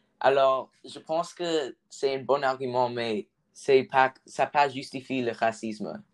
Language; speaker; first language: French; non-native, learner; English